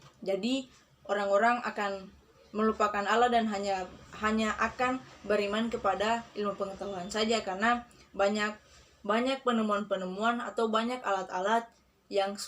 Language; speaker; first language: Indonesian; native; Indonesian